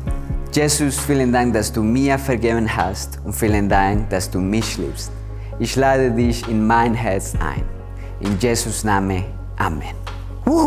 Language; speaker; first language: German; non-native, fluent; Spanish